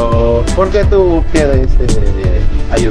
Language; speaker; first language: Spanish; non-native, learner; Filipino